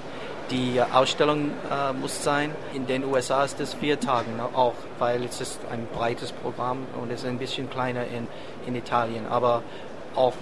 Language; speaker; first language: German; non-native, learner; English